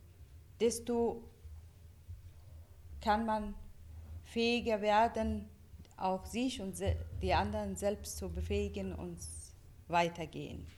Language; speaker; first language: German; non-native, fluent; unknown